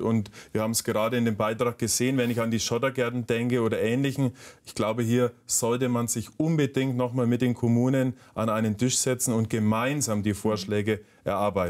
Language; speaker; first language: German; native; German